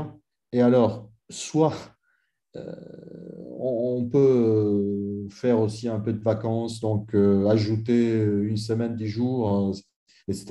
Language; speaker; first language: French; non-native, fluent; Italian